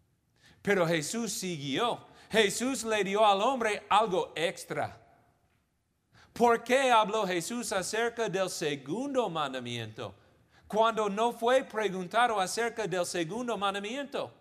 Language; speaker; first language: Spanish; non-native, fluent; English